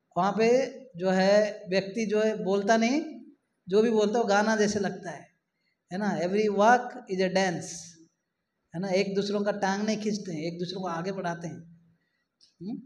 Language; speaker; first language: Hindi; non-native, local second language; Marathi